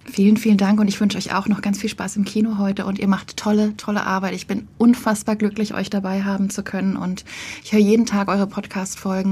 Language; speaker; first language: German; native; German